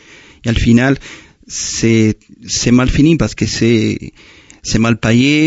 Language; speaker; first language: French; non-native, fluent; Spanish